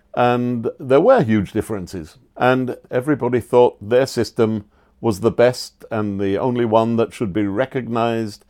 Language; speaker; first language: English; native; English